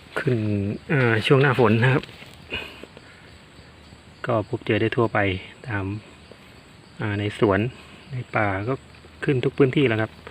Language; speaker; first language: Thai; native; Thai